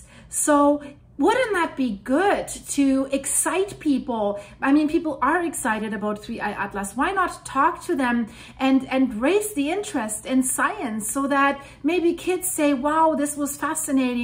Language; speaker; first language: English; non-native, fluent; German